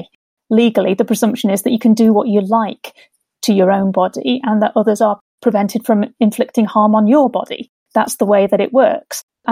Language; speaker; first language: English; native; English